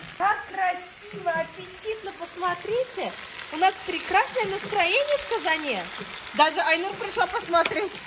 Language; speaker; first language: Russian; native; Russian